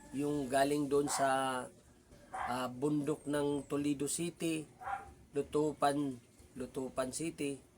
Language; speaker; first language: Filipino; non-native, local second language; Cebuano